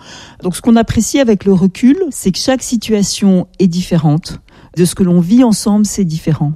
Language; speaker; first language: French; native; French